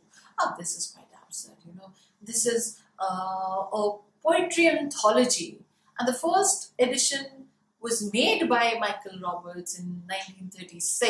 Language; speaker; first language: English; non-native, local second language; Hindi